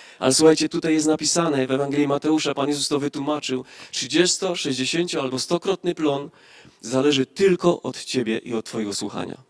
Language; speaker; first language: Polish; native; Polish